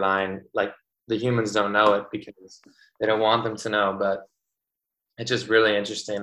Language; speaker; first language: English; native; English